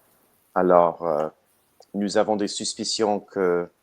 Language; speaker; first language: French; non-native, learner; English